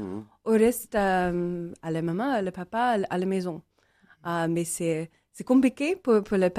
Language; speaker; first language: French; non-native, learner; English